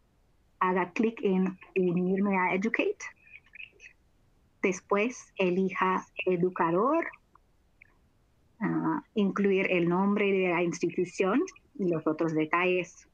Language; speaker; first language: Spanish; non-native, fluent; English